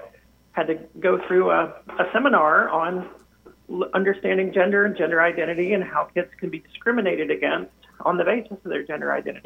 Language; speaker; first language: English; native; English